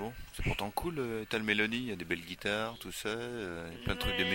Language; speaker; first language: French; native; French